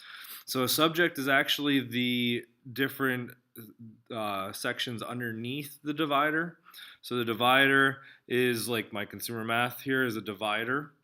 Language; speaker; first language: English; native; English